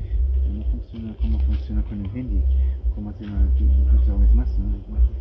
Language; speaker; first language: Spanish; non-native, learner; German